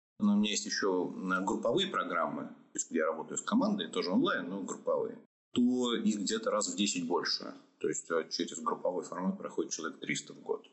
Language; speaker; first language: Russian; native; Russian